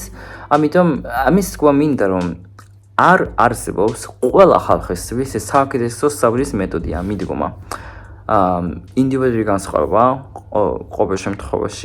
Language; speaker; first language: Georgian; non-native, fluent; Japanese